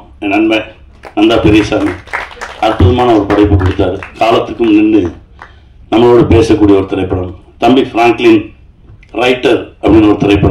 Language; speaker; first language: Tamil; native; Tamil